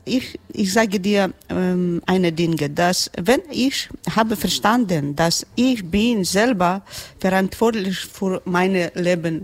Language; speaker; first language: German; non-native, learner; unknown